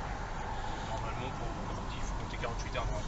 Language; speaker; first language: French; native; French